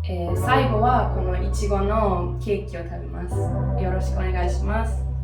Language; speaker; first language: Japanese; early bilingual, heritage; German